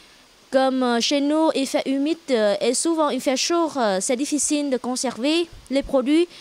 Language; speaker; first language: French; non-native, learner; Vietnamese